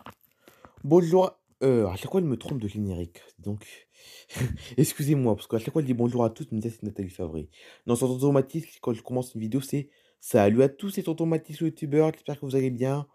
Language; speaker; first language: French; native; French